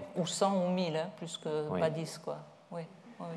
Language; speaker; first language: French; native; French